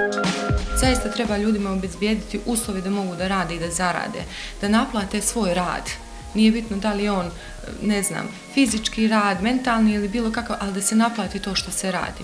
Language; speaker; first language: Serbian; native; Serbian